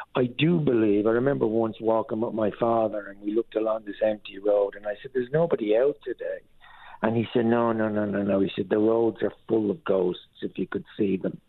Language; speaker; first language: English; native; English